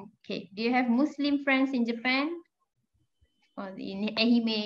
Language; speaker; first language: English; non-native, fluent; Malay